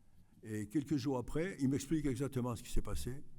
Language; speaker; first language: French; non-native, fluent; Greek